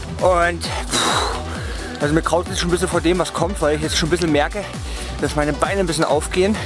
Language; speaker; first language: German; native; German